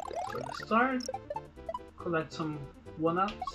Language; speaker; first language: English; non-native, fluent; Portuguese